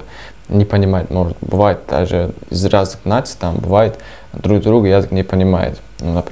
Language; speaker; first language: Russian; non-native, fluent; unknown